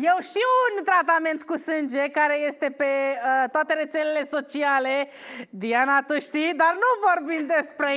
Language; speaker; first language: Romanian; native; Romanian